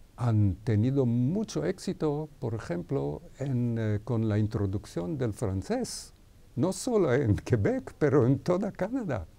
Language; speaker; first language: Spanish; non-native, fluent; Hebrew